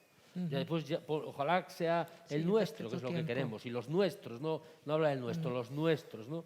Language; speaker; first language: Spanish; native; Spanish